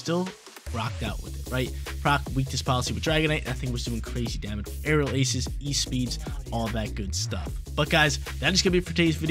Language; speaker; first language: English; native; English